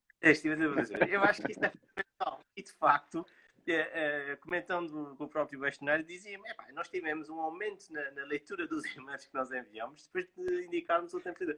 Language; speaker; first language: Portuguese; native; Portuguese